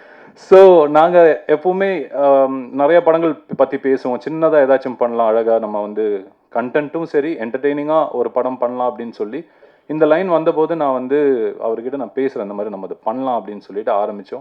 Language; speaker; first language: Tamil; native; Tamil